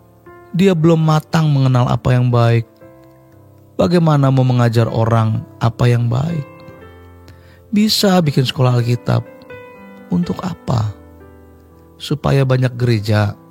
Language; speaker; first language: Indonesian; native; Indonesian